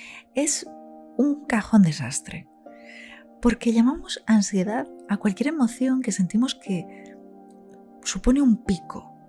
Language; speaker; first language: Spanish; native; Spanish